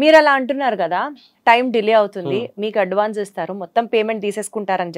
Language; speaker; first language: Telugu; native; Telugu